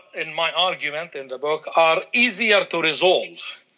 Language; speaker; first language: English; non-native, fluent; Arabic